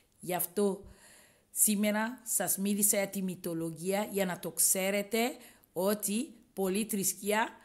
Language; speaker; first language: Greek; non-native, learner; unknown